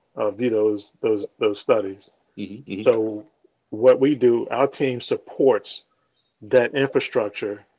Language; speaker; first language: English; native; English